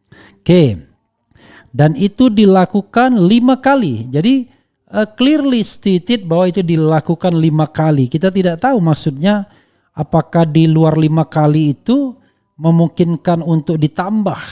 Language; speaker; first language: Indonesian; native; Indonesian